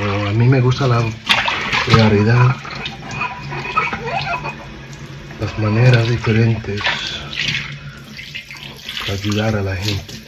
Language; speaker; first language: Spanish; early bilingual, heritage; English